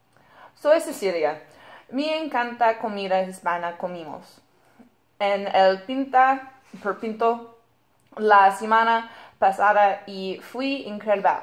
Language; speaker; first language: Spanish; non-native, learner; English